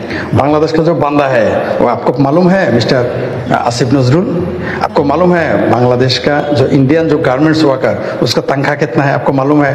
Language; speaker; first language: Hindi; non-native, fluent; Bangla